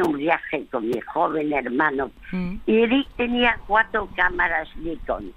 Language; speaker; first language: Spanish; early bilingual, other home language; French